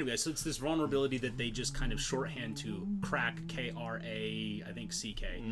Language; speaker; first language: English; native; English